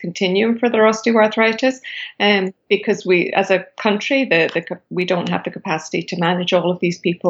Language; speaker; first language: English; native; English